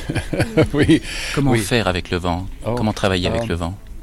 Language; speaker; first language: French; native; French